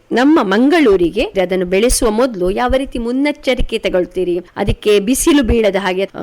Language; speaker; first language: Kannada; native; Kannada